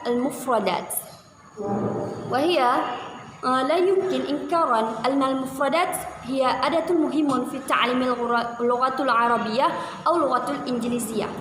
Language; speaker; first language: Arabic; non-native, learner; Indonesian